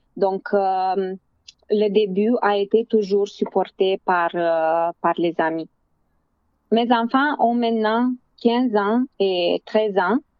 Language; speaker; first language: French; non-native, fluent; Romanian